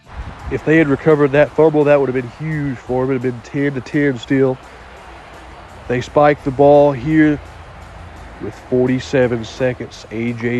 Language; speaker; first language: English; native; English